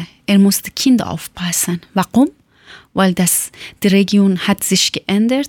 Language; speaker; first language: German; non-native, learner; Persian